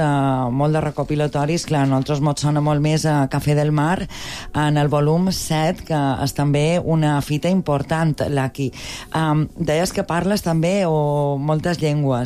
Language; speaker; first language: Spanish; non-native, fluent; Norwegian